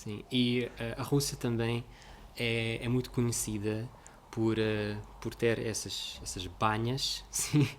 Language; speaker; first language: Portuguese; non-native, fluent; Russian